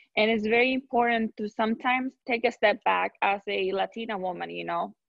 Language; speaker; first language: English; non-native, fluent; Spanish